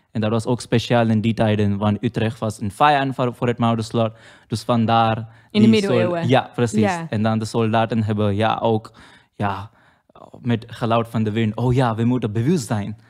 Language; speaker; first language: Dutch; non-native, learner; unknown